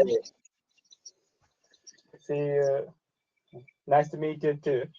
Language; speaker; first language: English; non-native, learner; Japanese